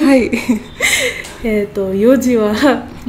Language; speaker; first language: Japanese; non-native, learner; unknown